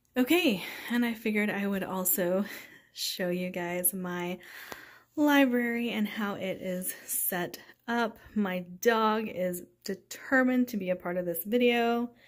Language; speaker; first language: English; native; English